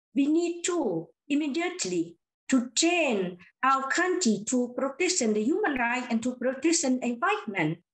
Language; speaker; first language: English; non-native, learner; Lao